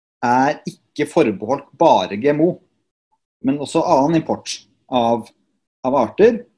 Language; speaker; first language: Norwegian; native; Norwegian